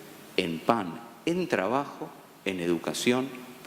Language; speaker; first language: Spanish; native; Spanish